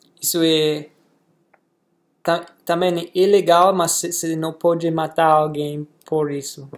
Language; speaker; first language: Portuguese; non-native, learner; English